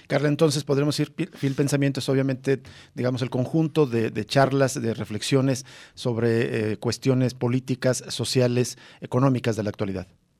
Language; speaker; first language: Spanish; native; Spanish